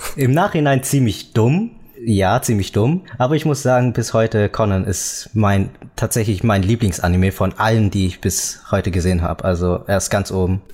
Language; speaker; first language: German; early bilingual, other home language; Vietnamese